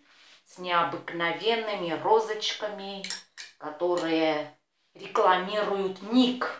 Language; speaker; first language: Russian; non-native, fluent; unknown